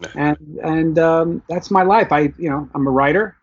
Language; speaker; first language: English; native; English